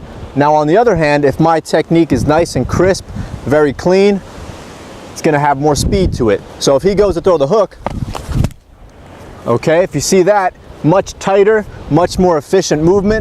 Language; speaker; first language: English; native; English